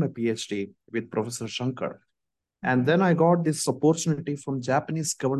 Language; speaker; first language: English; non-native, local second language; Malayalam